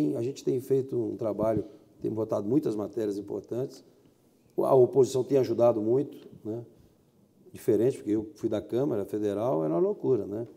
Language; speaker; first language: Portuguese; native; Portuguese